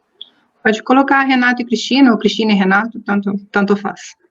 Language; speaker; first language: Portuguese; native; Portuguese